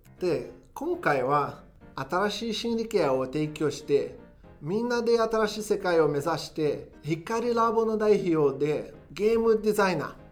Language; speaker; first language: Japanese; non-native, fluent; Portuguese